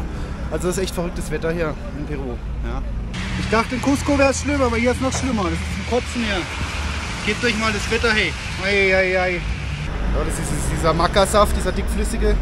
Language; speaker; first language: German; native; German